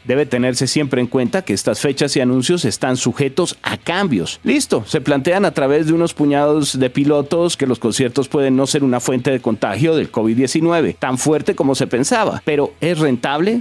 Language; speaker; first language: Spanish; native; Spanish